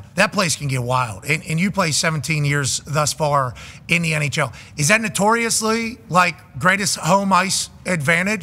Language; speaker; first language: English; native; English